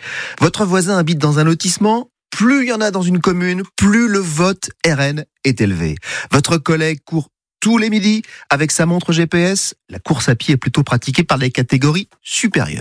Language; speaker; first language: French; native; French